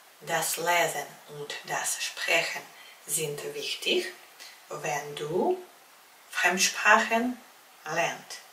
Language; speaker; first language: German; non-native, fluent; Czech